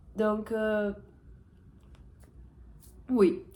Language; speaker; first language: French; non-native, learner; Portuguese